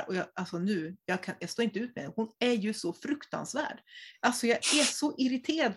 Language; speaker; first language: Swedish; native; Swedish